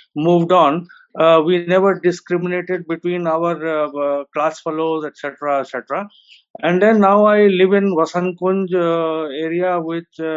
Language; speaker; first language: English; non-native, local second language; Hindi